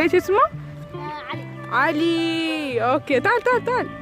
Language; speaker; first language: Arabic; non-native, learner; Malayalam